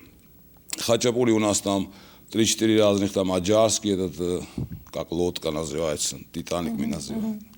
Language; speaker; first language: Russian; non-native, local second language; Georgian